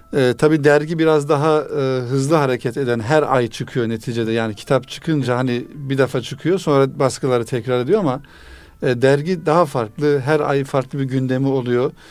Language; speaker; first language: Turkish; native; Turkish